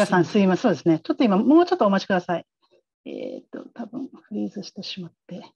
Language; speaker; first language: Japanese; native; Japanese